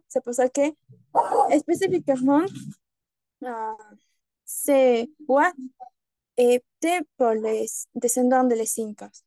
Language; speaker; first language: French; non-native, learner; Spanish